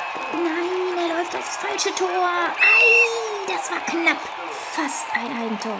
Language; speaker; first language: German; native; German